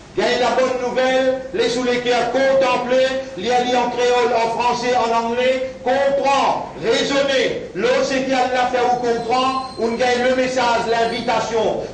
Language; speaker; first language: French; non-native, local second language; Morisyen